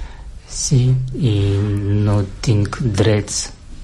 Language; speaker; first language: Catalan; non-native, learner; Russian